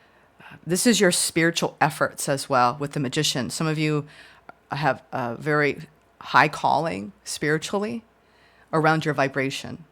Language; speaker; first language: English; native; English